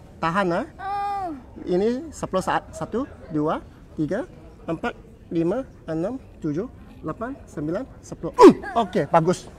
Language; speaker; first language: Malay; non-native, local second language; Cantonese